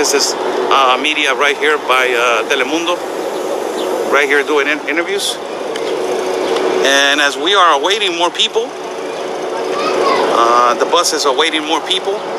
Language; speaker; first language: English; non-native, fluent; Spanish